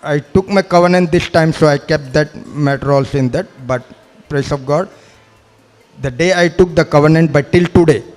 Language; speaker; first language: English; non-native, local second language; Malayalam